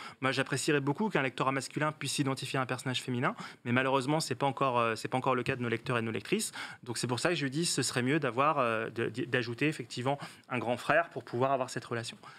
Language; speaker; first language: French; native; French